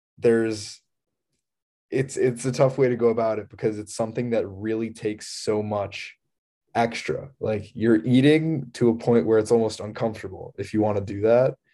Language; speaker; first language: English; native; English